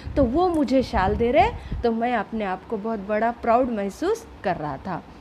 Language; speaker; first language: Hindi; non-native, local second language; Marathi